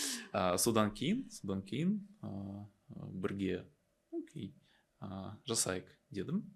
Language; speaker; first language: Kazakh; non-native, learner; Russian